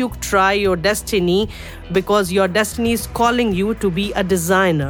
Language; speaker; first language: English; non-native, local second language; Urdu